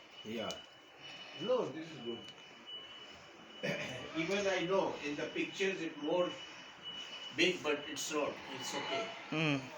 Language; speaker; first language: English; non-native, learner; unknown